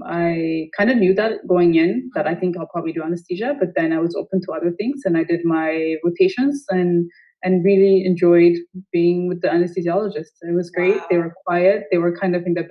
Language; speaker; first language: English; non-native, fluent; Amharic